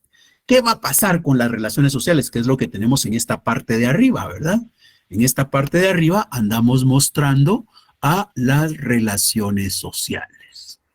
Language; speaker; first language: Spanish; native; Spanish